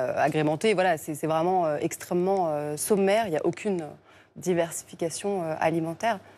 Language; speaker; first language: French; native; French